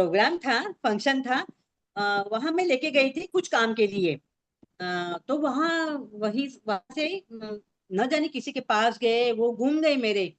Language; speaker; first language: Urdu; non-native, local second language; Marathi